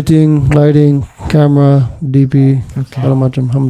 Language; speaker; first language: Indonesian; early bilingual, heritage; English